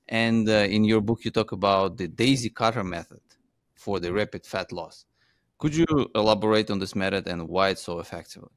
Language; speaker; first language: English; non-native, fluent; Uzbek